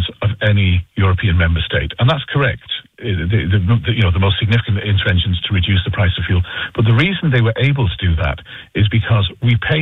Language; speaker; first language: English; native; English